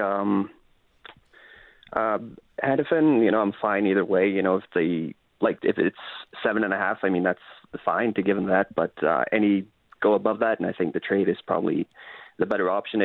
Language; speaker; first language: English; non-native, fluent; Norwegian